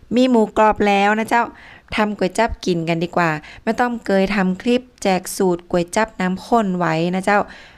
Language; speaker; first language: Thai; native; Thai